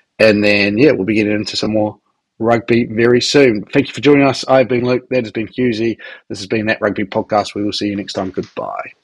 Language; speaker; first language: English; native; English